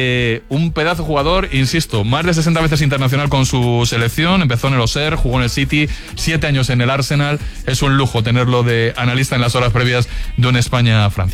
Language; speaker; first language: Spanish; native; Spanish